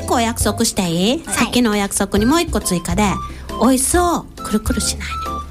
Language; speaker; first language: Japanese; native; Japanese